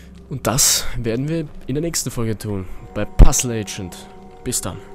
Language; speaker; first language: German; native; German